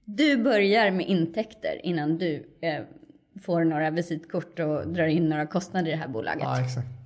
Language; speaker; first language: Swedish; native; Swedish